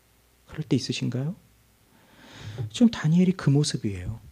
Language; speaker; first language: Korean; native; Korean